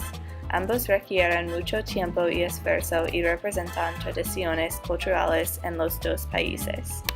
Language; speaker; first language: Spanish; non-native, learner; English